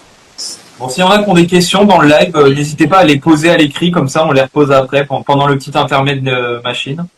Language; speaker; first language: French; native; French